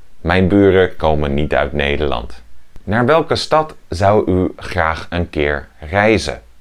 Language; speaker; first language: Dutch; native; Dutch